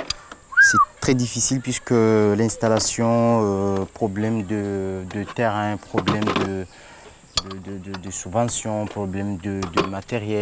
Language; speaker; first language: French; non-native, local second language; Comorian